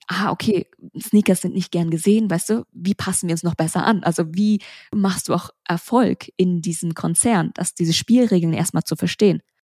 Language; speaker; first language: German; early bilingual, other home language; Vietnamese